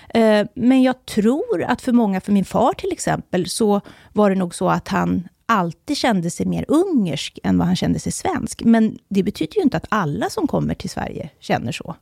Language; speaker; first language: Swedish; native; Swedish